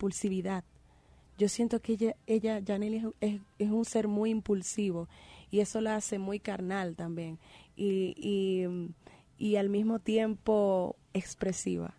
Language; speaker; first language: Spanish; native; Spanish